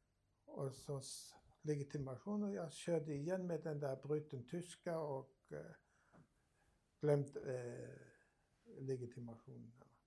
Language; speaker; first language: Swedish; non-native, fluent; German